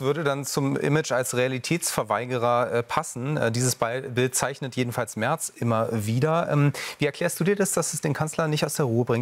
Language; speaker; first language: German; native; German